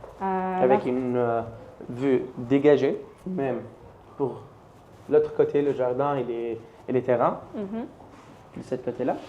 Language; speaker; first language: French; non-native, learner; Arabic